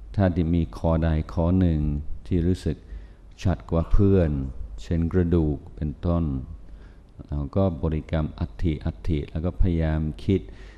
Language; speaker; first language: Thai; non-native, fluent; English